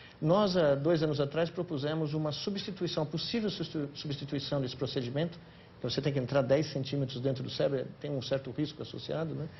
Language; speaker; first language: Portuguese; native; Portuguese